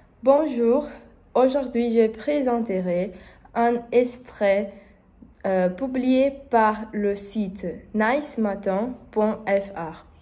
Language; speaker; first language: French; non-native, learner; Portuguese